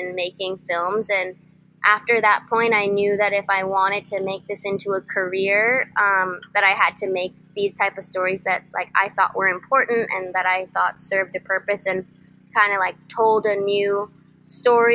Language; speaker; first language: English; native; English